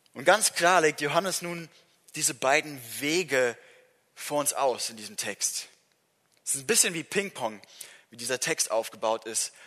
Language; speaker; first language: German; non-native, fluent; English